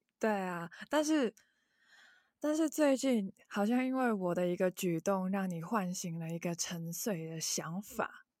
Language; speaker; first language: Chinese; non-native, local second language; Cantonese